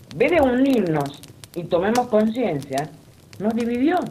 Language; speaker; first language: Spanish; non-native, fluent; Armenian